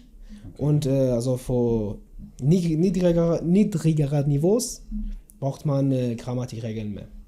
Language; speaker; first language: German; non-native, learner; Kurdish